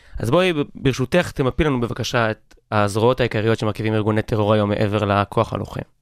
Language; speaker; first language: Hebrew; native; Hebrew